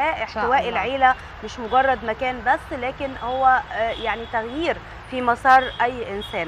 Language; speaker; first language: Arabic; native; Arabic